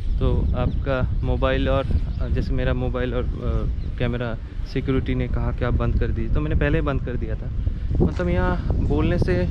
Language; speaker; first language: Hindi; non-native, local second language; Bangla